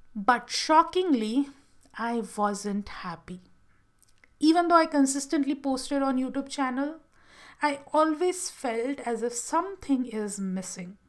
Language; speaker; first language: English; non-native, local second language; Gujarati